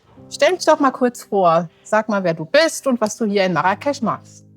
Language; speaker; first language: German; native; German